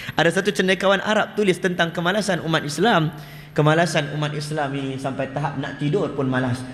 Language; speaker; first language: Malay; native; Malay